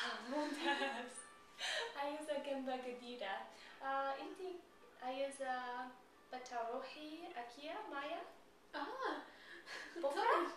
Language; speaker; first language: Arabic; non-native, learner; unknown